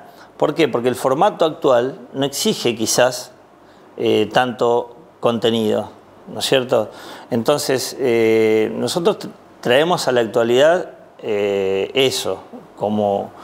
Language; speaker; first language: Spanish; native; Spanish